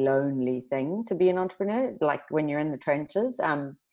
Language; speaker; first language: English; native; English